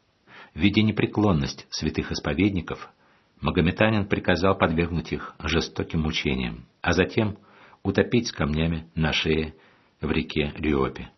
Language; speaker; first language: Russian; native; Russian